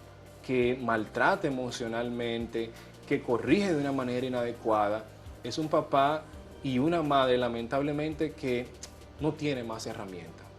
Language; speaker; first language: Spanish; native; Spanish